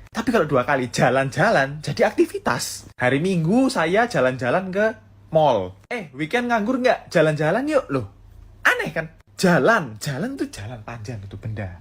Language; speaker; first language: Indonesian; native; Indonesian